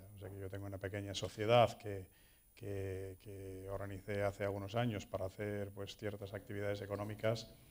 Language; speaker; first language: Spanish; non-native, fluent; Portuguese